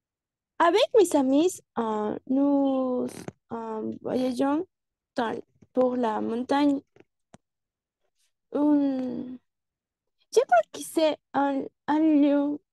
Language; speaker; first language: French; non-native, learner; Spanish